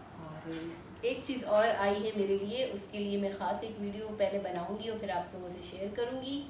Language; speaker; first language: Urdu; native; Urdu